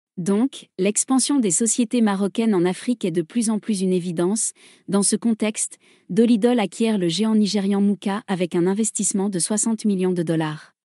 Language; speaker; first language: French; non-native, local second language; Arabic